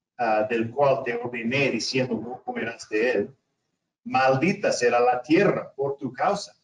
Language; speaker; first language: Spanish; non-native, fluent; English